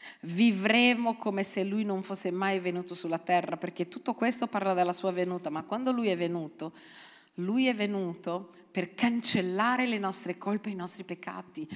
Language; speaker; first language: Italian; non-native, fluent; Portuguese